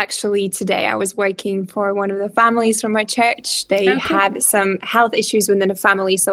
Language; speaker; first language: English; non-native, fluent; Latvian